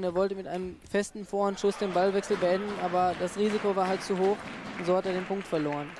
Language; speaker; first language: German; native; German